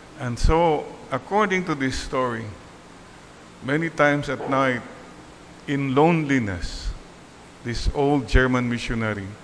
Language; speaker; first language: English; non-native, local second language; Filipino